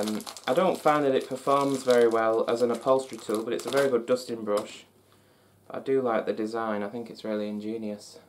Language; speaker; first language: English; native; English